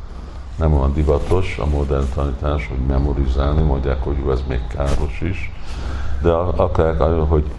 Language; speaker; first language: Hungarian; early bilingual, heritage; Hungarian